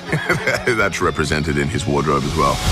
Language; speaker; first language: English; native; English